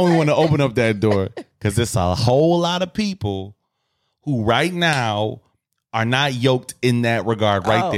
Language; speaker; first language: English; native; English